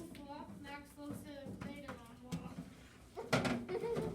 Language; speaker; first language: French; non-native, learner; English